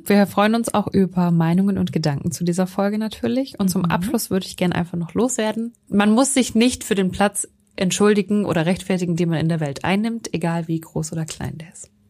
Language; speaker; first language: German; native; German